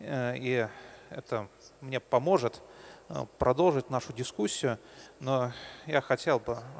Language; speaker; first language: Russian; native; Russian